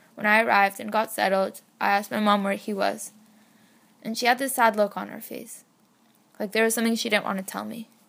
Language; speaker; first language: English; native; English